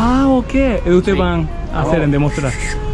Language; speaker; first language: Spanish; non-native, learner; Japanese